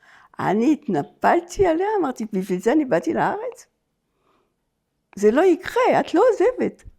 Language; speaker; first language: Hebrew; non-native, fluent; French